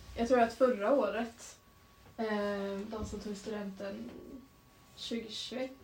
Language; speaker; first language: Swedish; native; Swedish